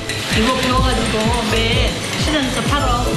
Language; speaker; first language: Korean; native; Korean